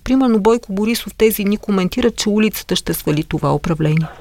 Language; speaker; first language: Bulgarian; native; Bulgarian